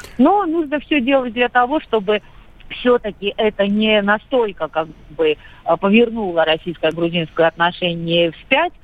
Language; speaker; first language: Russian; non-native, local second language; Georgian